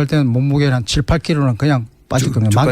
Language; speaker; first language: Korean; native; Korean